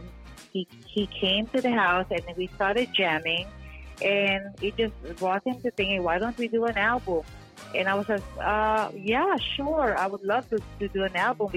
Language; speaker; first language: English; non-native, local second language; Filipino